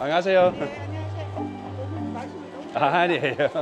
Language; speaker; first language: Korean; non-native, learner; Dutch